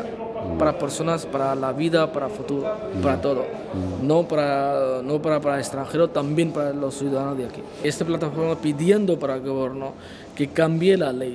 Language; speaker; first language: Spanish; non-native, learner; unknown